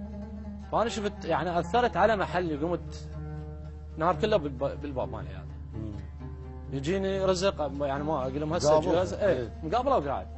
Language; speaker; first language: Arabic; native; Arabic